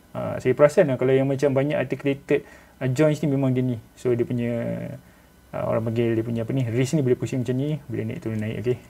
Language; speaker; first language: Malay; native; Malay